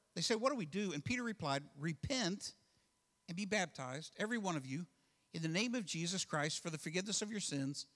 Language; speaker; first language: English; native; English